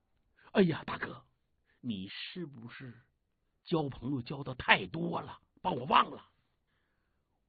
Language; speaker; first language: Chinese; native; Chinese